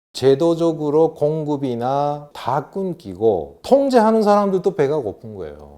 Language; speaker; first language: Korean; native; Korean